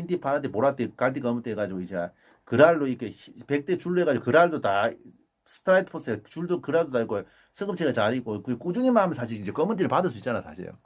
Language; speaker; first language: Korean; native; Korean